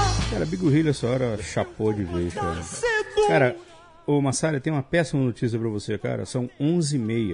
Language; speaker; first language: Portuguese; native; Portuguese